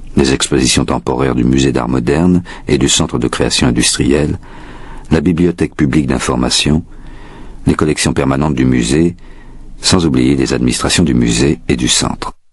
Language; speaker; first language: French; native; French